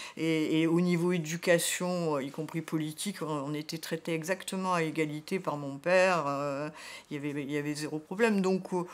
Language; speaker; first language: French; native; French